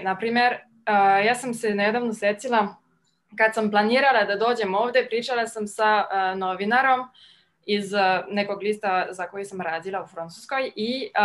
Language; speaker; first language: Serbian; non-native, fluent; French